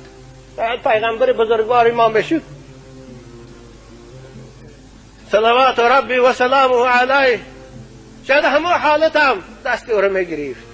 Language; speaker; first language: Persian; native; Persian